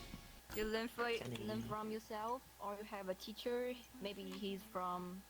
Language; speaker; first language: English; non-native, learner; Chinese